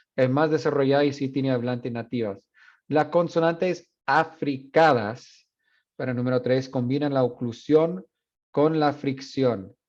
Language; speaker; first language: Spanish; non-native, fluent; English